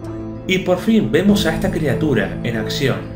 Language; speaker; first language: Spanish; native; Spanish